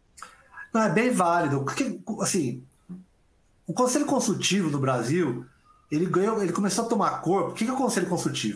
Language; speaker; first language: Portuguese; native; Portuguese